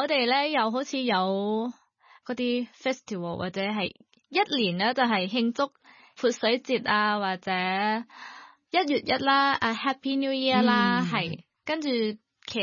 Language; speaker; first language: Cantonese; non-native, learner; Thai